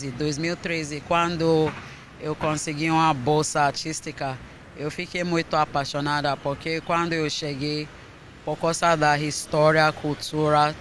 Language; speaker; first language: Portuguese; non-native, fluent; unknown